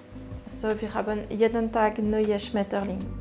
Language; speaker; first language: German; non-native, local second language; French